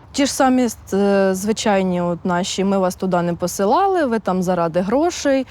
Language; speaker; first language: Ukrainian; native; Ukrainian